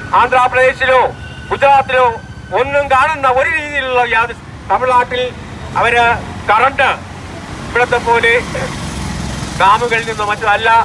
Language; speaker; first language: Malayalam; native; Malayalam